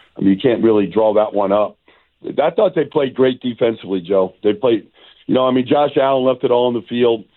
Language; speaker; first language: English; native; English